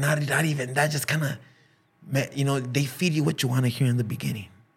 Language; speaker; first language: English; early bilingual, other home language; Spanish